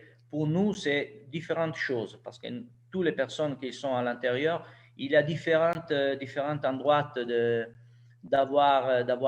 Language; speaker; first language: French; non-native, learner; Italian